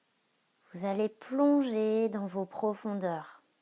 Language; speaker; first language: French; native; French